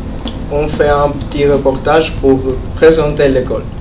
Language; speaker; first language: French; non-native, learner; Greek